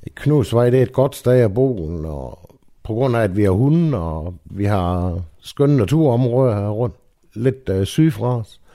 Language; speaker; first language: Danish; native; Danish